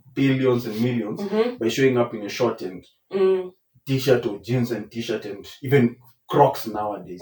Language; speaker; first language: English; non-native, local second language; Swahili